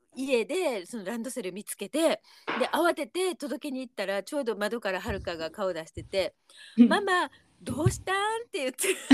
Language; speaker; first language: Japanese; native; Japanese